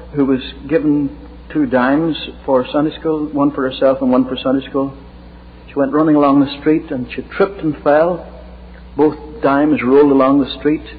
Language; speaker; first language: English; native; English